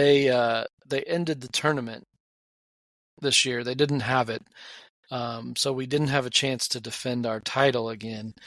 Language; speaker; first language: English; native; English